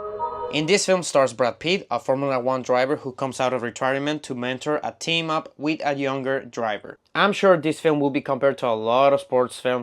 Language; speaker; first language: English; non-native, fluent; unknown